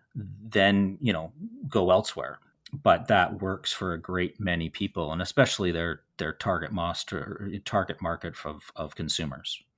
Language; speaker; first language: English; native; English